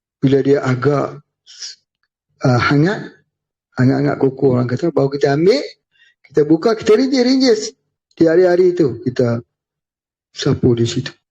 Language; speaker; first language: Malay; native; Malay